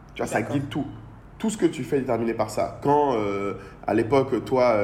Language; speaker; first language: French; non-native, local second language; Bambara